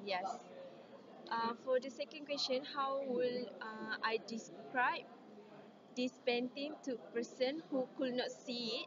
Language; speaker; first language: English; non-native, learner; Malay